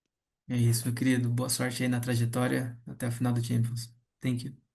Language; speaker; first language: Portuguese; native; Portuguese